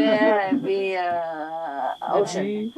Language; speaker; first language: French; non-native, learner; Vietnamese